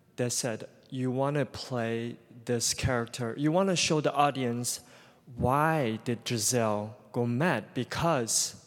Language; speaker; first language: English; non-native, fluent; Chinese